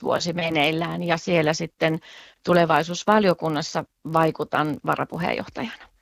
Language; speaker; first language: Finnish; native; Finnish